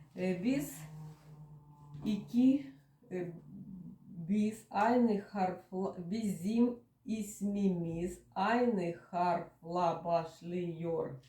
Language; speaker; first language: Turkish; non-native, learner; Russian